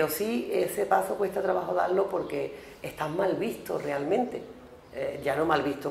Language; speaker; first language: Spanish; native; Spanish